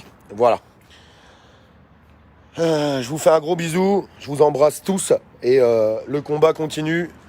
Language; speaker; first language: French; native; French